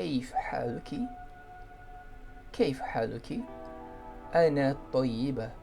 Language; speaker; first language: Arabic; non-native, fluent; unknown